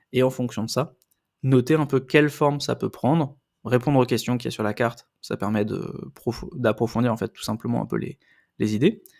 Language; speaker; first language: French; native; French